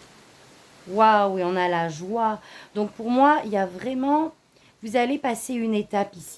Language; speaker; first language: French; native; French